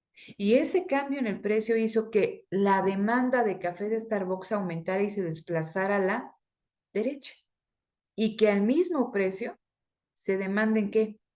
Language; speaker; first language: Spanish; native; Spanish